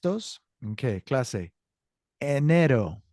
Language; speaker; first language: Spanish; non-native, fluent; English